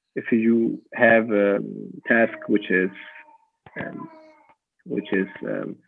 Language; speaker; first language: English; non-native, fluent; German